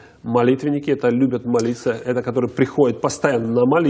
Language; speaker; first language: Russian; native; Russian